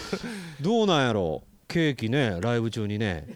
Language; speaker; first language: Japanese; native; Japanese